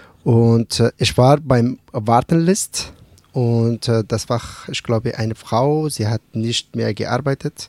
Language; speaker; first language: German; non-native, learner; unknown